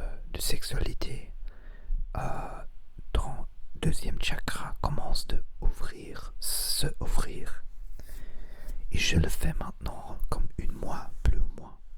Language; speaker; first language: French; non-native, learner; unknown